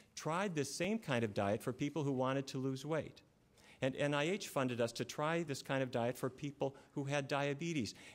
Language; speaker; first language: English; native; English